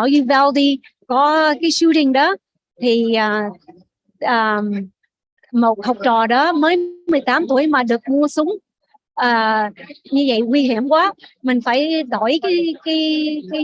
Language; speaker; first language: Vietnamese; early bilingual, heritage; Vietnamese